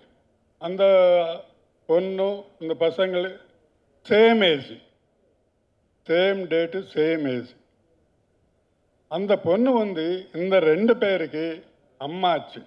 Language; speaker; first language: Tamil; non-native, learner; Telugu